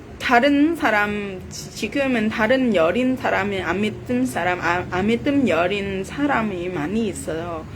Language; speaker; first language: Korean; non-native, learner; Vietnamese